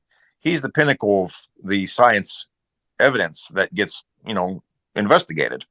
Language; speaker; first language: English; native; English